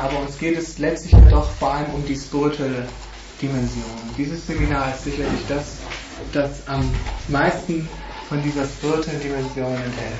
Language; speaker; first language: German; native; German